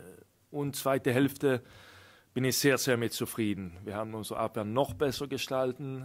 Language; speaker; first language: German; non-native, fluent; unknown